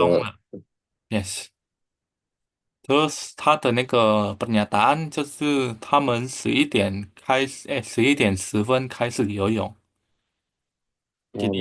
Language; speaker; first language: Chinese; non-native, fluent; Indonesian